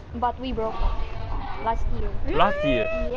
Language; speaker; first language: English; non-native, learner; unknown